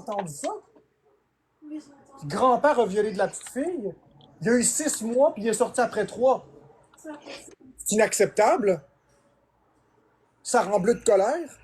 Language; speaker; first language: French; native; French